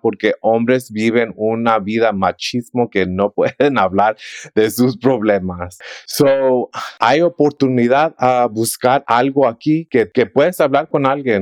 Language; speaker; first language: Spanish; early bilingual, heritage; Spanish